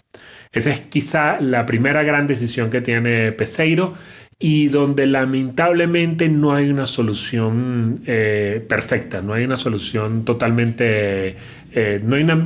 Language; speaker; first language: Spanish; native; Spanish